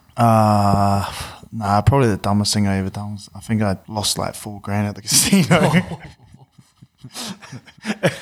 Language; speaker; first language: English; native; English